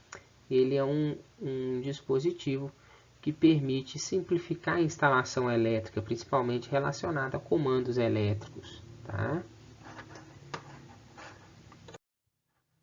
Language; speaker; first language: Portuguese; native; Portuguese